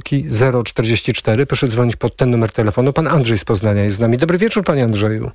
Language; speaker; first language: Polish; native; Polish